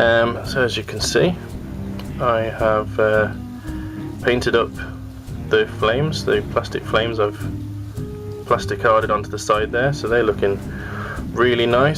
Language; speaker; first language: English; native; English